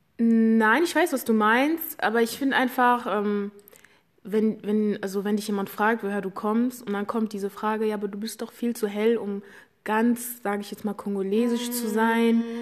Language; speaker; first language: German; early bilingual, other home language; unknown